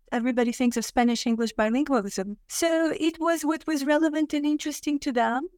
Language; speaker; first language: English; non-native, fluent; Russian